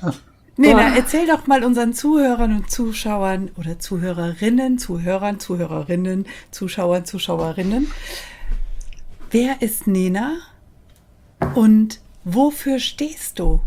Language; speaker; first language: German; native; German